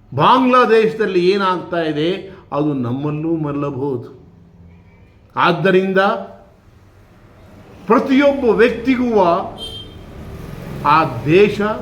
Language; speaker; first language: Kannada; native; Kannada